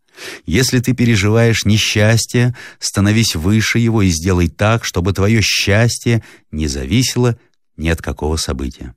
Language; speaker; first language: Russian; native; Russian